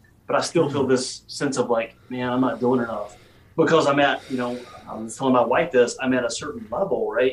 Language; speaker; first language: English; native; English